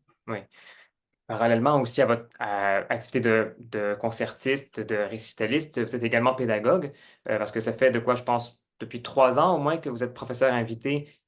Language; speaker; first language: French; native; French